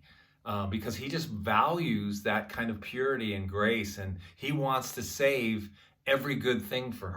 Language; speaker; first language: English; native; English